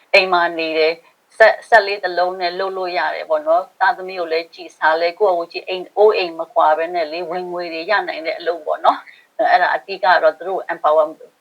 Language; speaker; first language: Burmese; non-native, local second language; Shan